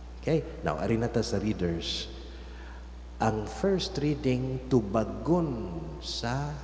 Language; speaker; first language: Cebuano; native; Cebuano